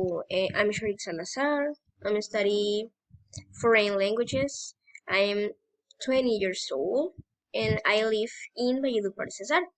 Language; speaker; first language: English; non-native, learner; Spanish